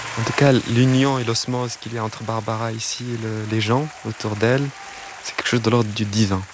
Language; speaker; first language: French; non-native, local second language; Arabic